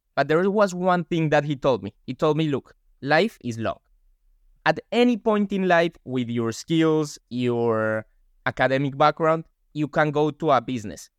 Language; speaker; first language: English; non-native, fluent; Spanish